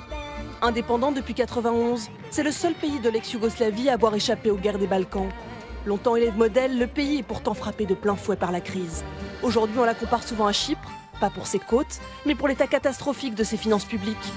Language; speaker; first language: French; native; French